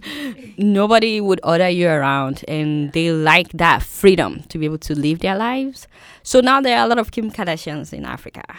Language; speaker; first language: English; non-native, local second language; Yoruba